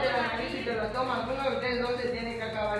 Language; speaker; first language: Spanish; native; Spanish